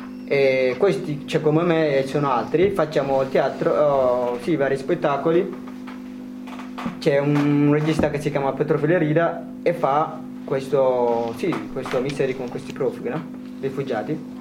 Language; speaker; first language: Italian; non-native, fluent; Tigrinya